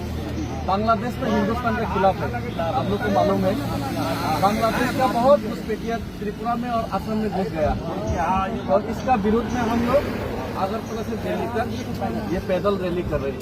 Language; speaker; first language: Hindi; non-native, local second language; Kok Borok